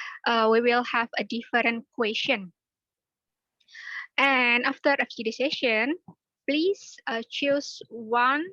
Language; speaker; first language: English; non-native, learner; Indonesian